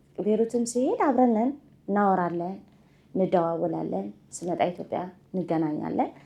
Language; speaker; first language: Amharic; native; Amharic